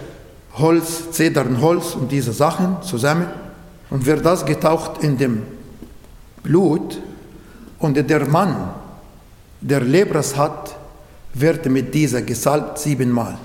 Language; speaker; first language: German; non-native, fluent; Arabic